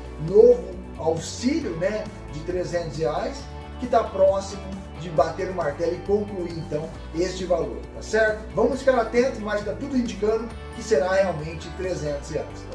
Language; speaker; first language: Portuguese; native; Portuguese